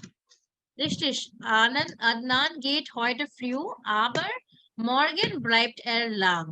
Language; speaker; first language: German; non-native, fluent; Hindi